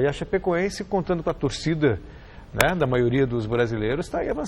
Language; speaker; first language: Portuguese; native; Portuguese